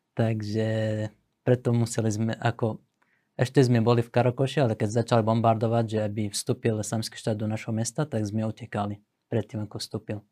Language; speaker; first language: Slovak; non-native, fluent; Assyrian Neo-Aramaic